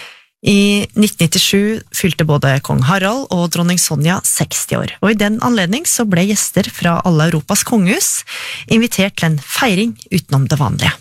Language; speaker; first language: Norwegian; native; Norwegian